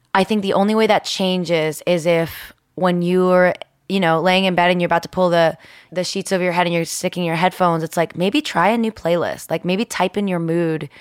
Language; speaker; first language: English; early bilingual, other home language; Spanish